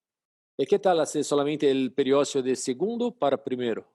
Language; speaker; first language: Spanish; non-native, fluent; Portuguese